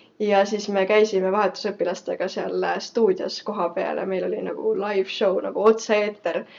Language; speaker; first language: Estonian; native; Estonian